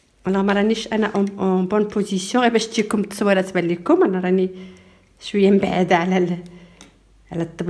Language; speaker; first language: Arabic; native; Arabic